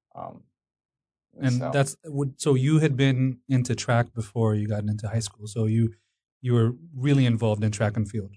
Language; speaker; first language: English; non-native, fluent; Amharic